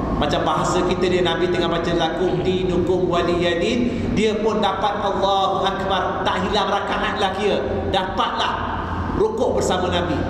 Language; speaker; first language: Malay; native; Malay